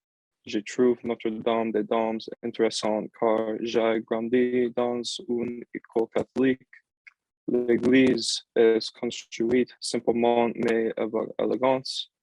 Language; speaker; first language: French; non-native, learner; English